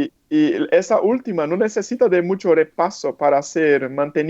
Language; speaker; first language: Spanish; non-native, fluent; Portuguese